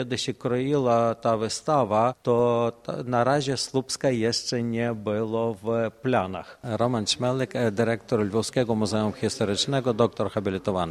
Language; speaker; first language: Polish; non-native, fluent; Ukrainian